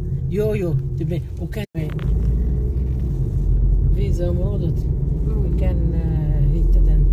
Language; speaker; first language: Swedish; non-native, learner; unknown